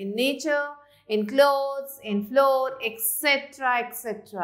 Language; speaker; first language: English; non-native, local second language; Hindi